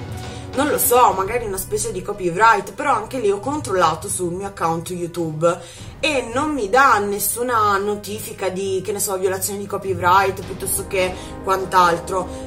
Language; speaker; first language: Italian; native; Italian